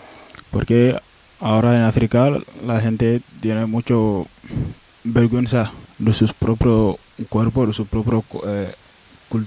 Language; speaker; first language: Spanish; non-native, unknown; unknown